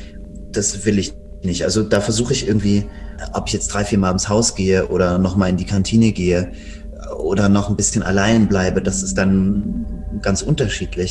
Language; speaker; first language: German; native; German